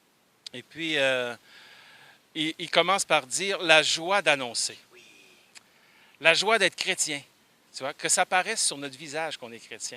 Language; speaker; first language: French; native; French